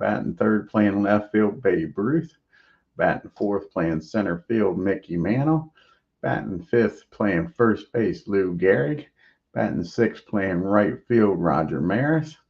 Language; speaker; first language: English; native; English